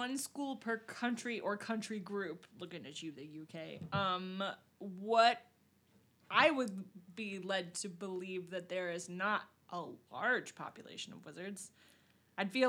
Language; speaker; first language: English; native; English